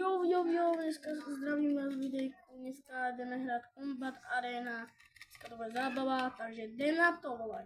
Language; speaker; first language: Czech; non-native, learner; Slovak